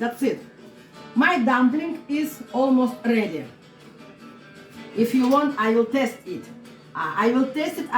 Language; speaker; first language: English; non-native, learner; Russian